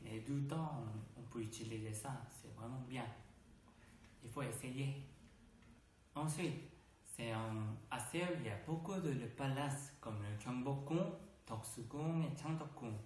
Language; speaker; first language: French; non-native, learner; Korean